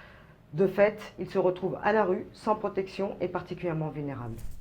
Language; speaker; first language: French; native; French